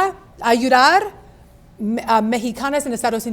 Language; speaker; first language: Spanish; non-native, learner; English